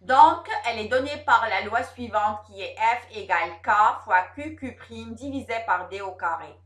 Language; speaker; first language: French; non-native, local second language; Arabic